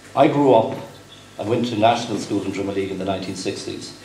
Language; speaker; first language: English; native; English